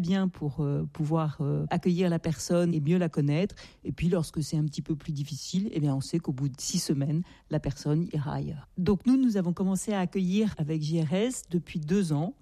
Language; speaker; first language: French; native; French